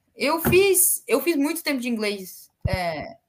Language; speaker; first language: Portuguese; native; Portuguese